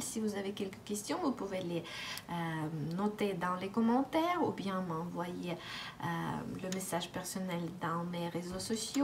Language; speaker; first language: French; non-native, fluent; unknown